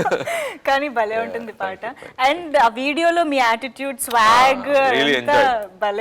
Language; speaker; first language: Telugu; native; Telugu